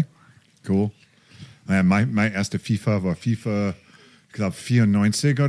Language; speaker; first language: German; non-native, fluent; English